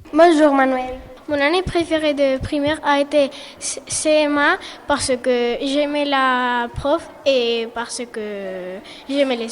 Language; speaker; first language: French; non-native, fluent; Spanish